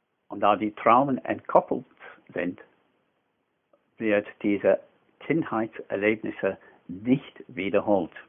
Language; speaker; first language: German; non-native, fluent; English